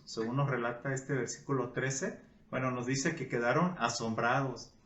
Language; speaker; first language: Spanish; native; Spanish